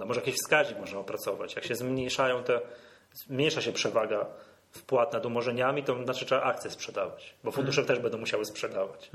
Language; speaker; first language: Polish; native; Polish